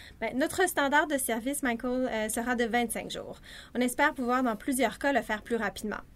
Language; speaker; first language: French; native; French